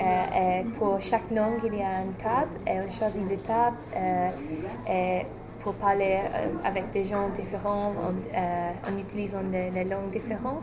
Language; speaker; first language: French; non-native, fluent; English